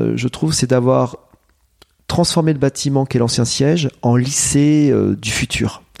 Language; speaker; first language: French; native; French